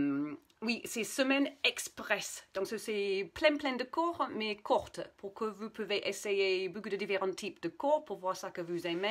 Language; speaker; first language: French; non-native, fluent; English